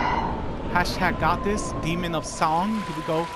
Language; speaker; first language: English; native; English